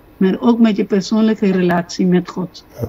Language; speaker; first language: Dutch; non-native, local second language; Papiamento